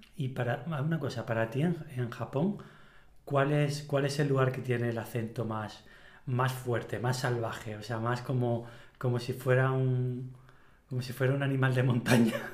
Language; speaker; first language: Spanish; native; Spanish